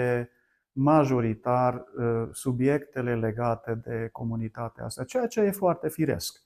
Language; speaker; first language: Romanian; non-native, local second language; Hungarian